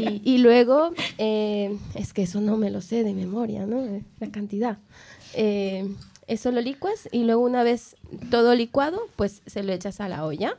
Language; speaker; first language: Spanish; native; Spanish